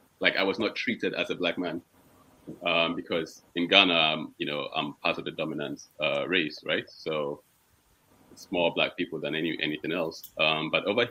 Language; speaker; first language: English; non-native, local second language; Akan